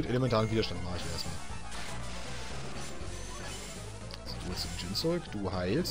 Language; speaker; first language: German; native; German